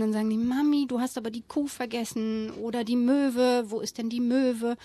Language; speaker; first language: German; native; German